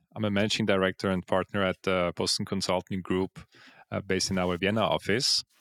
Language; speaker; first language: English; non-native, fluent; Swiss German